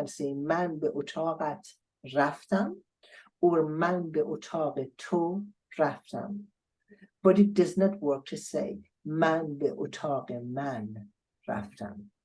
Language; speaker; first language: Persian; non-native, fluent; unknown